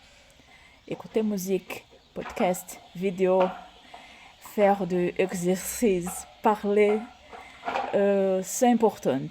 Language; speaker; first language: French; non-native, learner; Portuguese